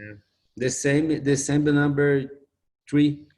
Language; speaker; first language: English; non-native, learner; Portuguese